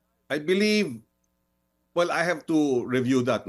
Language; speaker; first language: English; non-native, local second language; Filipino